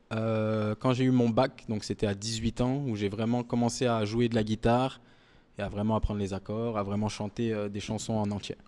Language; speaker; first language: French; native; French